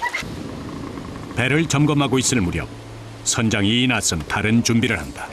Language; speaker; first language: Korean; native; Korean